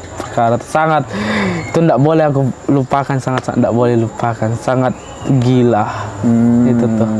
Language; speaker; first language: Malay; early bilingual, other home language; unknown